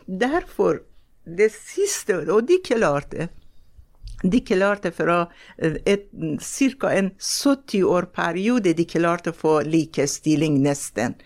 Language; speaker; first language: Norwegian; non-native, fluent; Persian